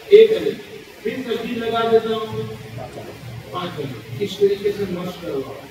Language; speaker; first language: Urdu; native; Urdu